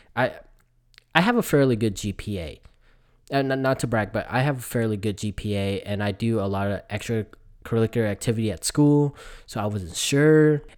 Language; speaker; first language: English; early bilingual, other home language; Vietnamese